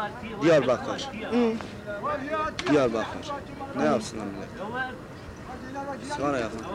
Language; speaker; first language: Turkish; non-native, local second language; Kurdish